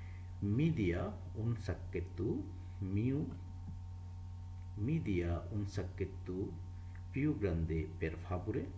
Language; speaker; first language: Italian; non-native, fluent; Bangla